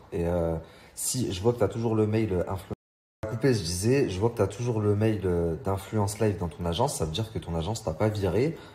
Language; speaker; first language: French; native; French